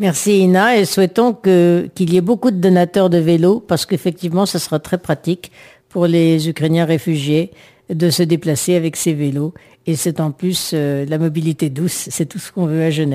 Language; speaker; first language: French; native; French